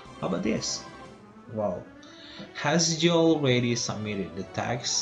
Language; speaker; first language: English; non-native, fluent; Indonesian